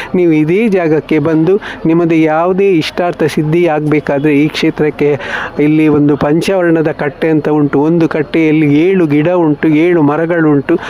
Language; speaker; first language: Kannada; non-native, local second language; Tulu